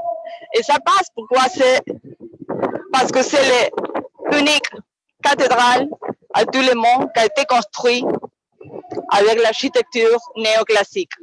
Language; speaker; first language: French; non-native, fluent; Spanish